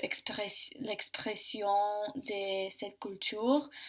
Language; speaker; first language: French; non-native, learner; English